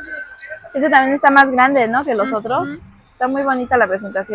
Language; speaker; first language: Spanish; native; Spanish